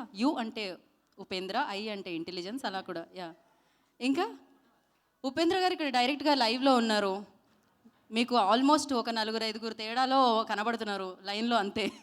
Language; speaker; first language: Telugu; native; Telugu